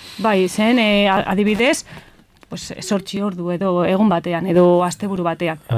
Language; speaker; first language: Basque; non-native, local second language; Spanish